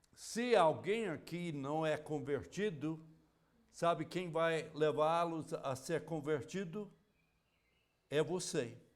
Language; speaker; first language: Portuguese; non-native, fluent; English